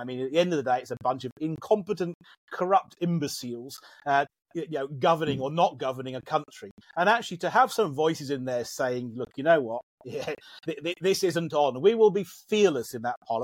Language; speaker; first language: English; native; English